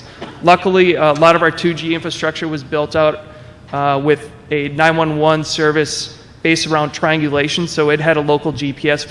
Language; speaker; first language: English; native; English